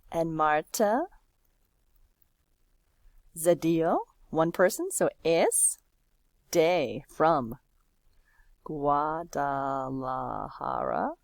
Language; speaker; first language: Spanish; non-native, fluent; English